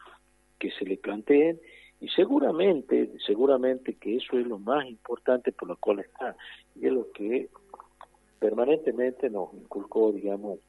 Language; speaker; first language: Spanish; native; Spanish